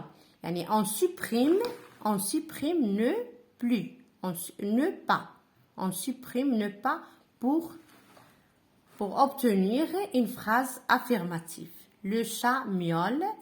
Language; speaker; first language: French; non-native, local second language; Arabic